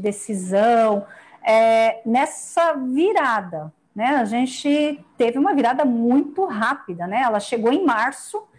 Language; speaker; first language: Portuguese; native; Portuguese